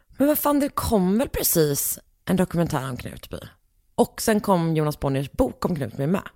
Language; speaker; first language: Swedish; native; Swedish